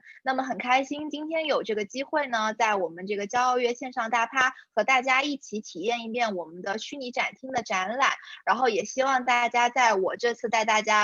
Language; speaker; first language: Chinese; native; Chinese